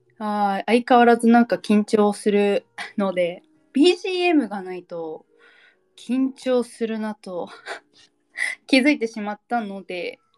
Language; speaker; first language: Japanese; native; Japanese